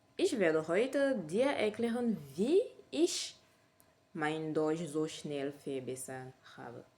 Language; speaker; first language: German; non-native, learner; French